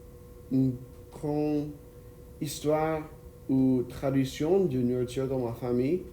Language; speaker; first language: French; non-native, learner; English